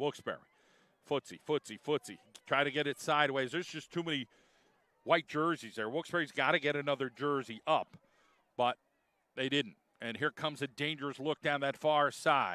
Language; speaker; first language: English; native; English